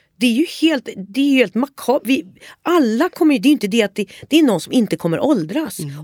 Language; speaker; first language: Swedish; native; Swedish